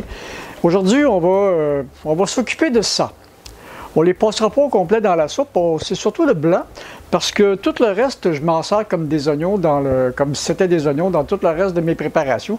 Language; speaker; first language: French; native; French